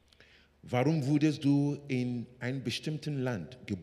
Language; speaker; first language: German; non-native, learner; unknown